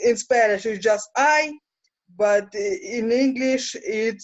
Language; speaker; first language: English; non-native, fluent; Russian